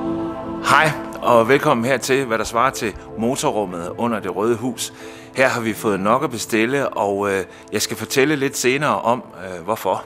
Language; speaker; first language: Danish; native; Danish